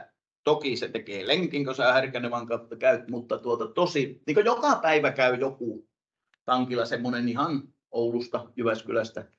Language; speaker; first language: Finnish; native; Finnish